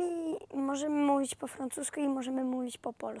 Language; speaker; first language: Polish; early bilingual, heritage; Polish